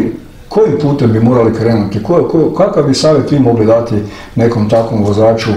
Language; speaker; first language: Croatian; native; Croatian